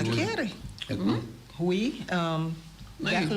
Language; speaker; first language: Dutch; non-native, local second language; Papiamento